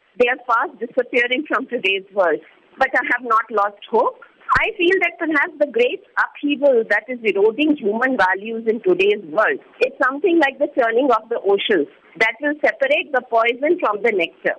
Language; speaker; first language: English; non-native, local second language; Hindi